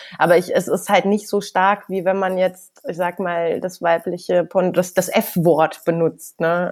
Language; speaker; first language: German; native; German